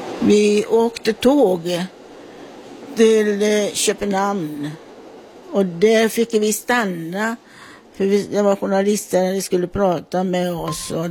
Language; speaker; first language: Swedish; non-native, fluent; Italian